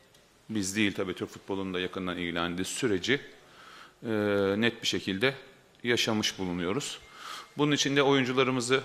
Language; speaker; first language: Turkish; native; Turkish